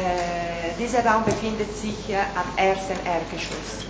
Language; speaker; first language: German; non-native, local second language; Italian